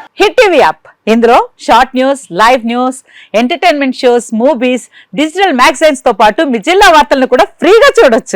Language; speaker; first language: Telugu; native; Telugu